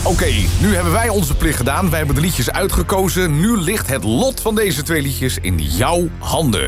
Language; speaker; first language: Dutch; native; Dutch